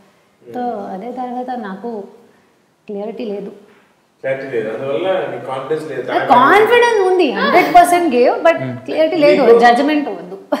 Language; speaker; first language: Telugu; non-native, learner; Hindi